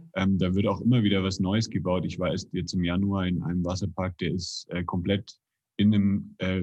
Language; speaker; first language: German; native; German